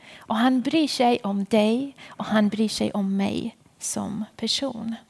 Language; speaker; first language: Swedish; non-native, fluent; Persian